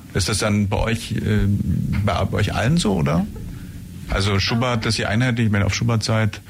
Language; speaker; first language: German; native; German